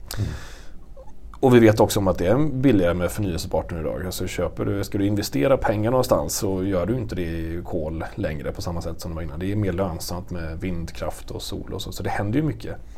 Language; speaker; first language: Swedish; native; Swedish